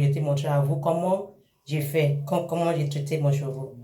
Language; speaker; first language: French; non-native, learner; English